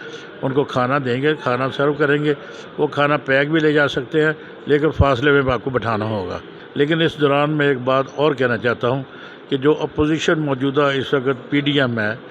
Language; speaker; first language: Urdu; non-native, local second language; Punjabi